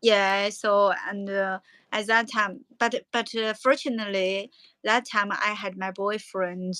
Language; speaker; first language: English; non-native, learner; Chinese